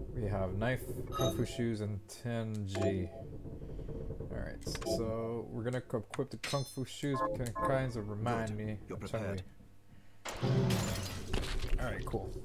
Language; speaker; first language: English; native; English